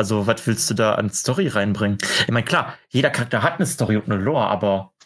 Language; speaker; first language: German; native; German